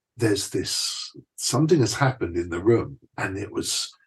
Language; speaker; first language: English; native; English